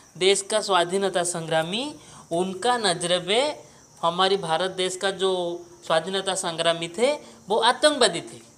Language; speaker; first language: Hindi; non-native, local second language; Odia